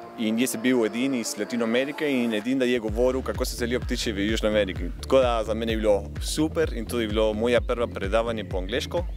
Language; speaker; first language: Slovenian; early bilingual, heritage; Slovenian